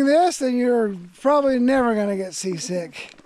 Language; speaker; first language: English; native; English